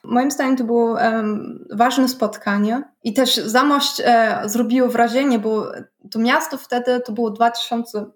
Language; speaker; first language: Polish; non-native, learner; German